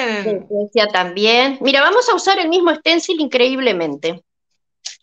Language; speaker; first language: Spanish; native; Spanish